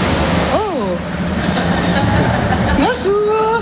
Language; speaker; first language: French; native; French